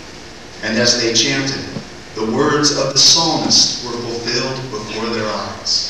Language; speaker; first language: English; native; English